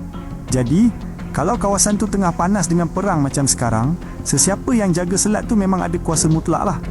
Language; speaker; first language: Malay; native; Malay